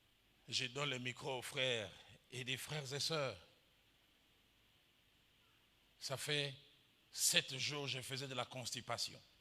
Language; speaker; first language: French; non-native, local second language; Lingala